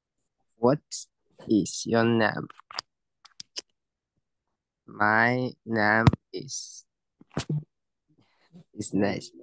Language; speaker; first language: English; non-native, learner; Chinese